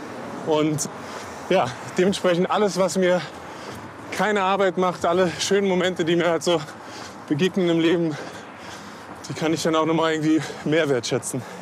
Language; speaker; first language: German; native; German